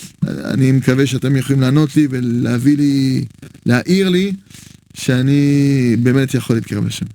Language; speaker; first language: Hebrew; non-native, fluent; French